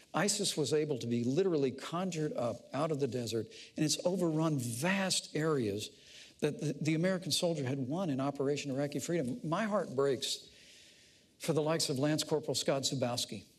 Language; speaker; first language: English; native; English